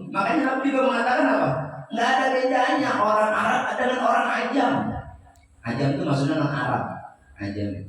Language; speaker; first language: Indonesian; native; Indonesian